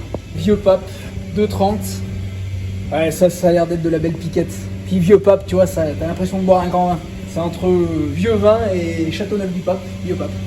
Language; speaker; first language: French; native; French